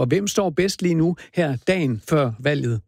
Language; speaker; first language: Danish; native; Danish